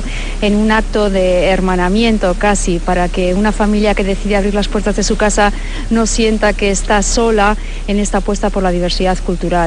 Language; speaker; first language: Spanish; native; Spanish